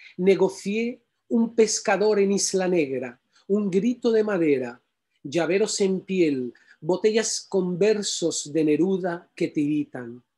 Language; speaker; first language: Spanish; non-native, fluent; Arabic